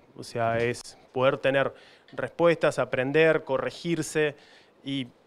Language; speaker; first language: Spanish; native; Spanish